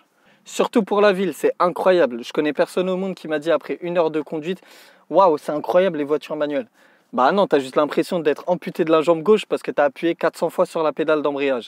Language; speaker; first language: French; native; French